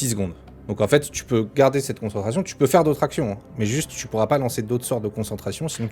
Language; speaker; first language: French; native; French